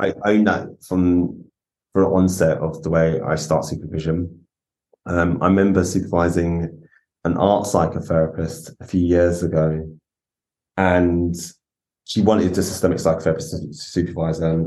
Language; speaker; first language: English; native; English